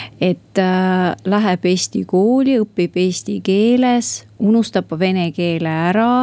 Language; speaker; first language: Estonian; non-native, local second language; Russian